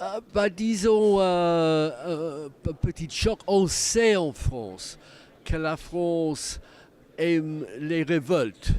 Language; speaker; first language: French; non-native, fluent; English